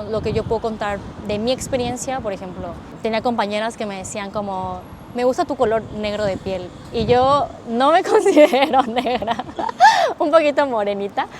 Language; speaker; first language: Spanish; native; Spanish